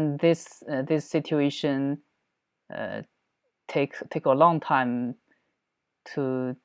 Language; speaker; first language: English; non-native, learner; Chinese